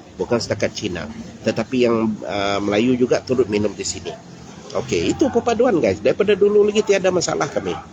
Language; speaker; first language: Malay; non-native, local second language; Iban